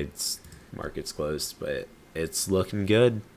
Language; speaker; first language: English; native; English